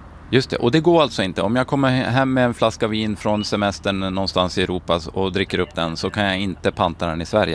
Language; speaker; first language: Swedish; native; Swedish